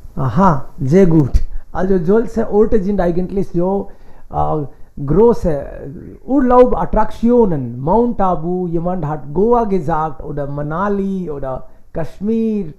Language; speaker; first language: German; non-native, fluent; Hindi